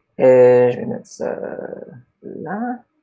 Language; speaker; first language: French; non-native, fluent; English